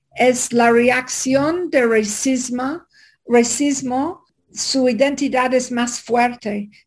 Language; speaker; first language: Spanish; non-native, fluent; English